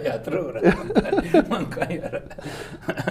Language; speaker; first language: Swedish; non-native, local second language; Finnish